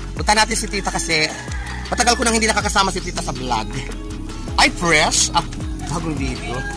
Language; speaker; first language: Filipino; non-native, local second language; Bikol